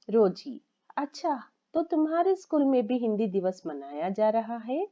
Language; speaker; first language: Hindi; non-native, local second language; Telugu